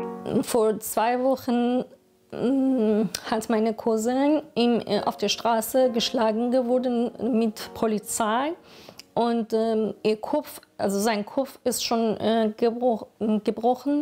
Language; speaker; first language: German; non-native, learner; Persian